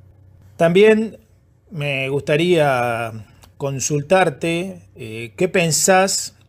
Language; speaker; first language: Spanish; native; Spanish